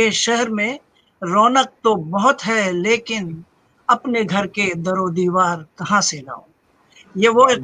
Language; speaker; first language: Urdu; native; Urdu